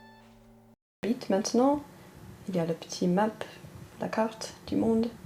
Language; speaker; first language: French; non-native, fluent; English